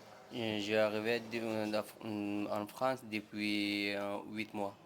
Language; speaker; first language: French; non-native, learner; Pashto